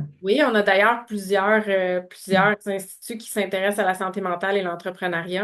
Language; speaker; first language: French; native; French